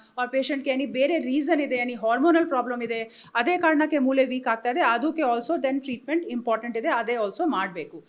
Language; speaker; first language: Kannada; non-native, learner; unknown